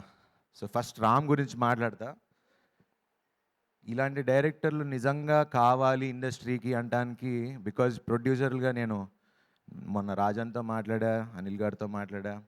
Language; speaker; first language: Telugu; native; Telugu